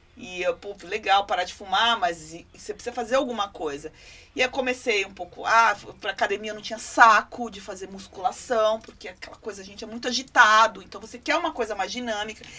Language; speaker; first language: Portuguese; native; Portuguese